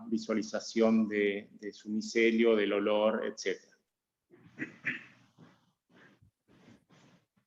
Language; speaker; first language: Spanish; native; Spanish